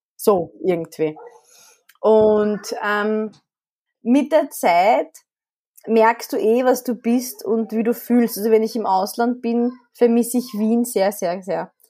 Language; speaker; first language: German; early bilingual, other home language; Arabic